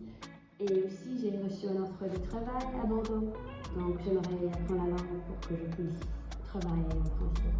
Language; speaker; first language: French; non-native, learner; English